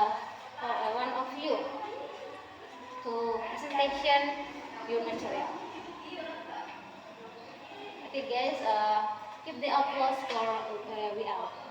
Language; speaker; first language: English; non-native, learner; Indonesian